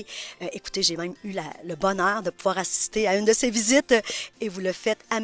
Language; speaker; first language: French; native; French